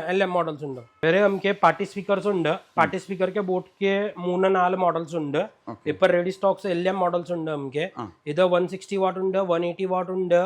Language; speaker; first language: Malayalam; non-native, fluent; Hindi